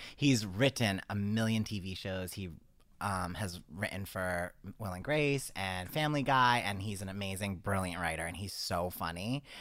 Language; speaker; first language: English; native; English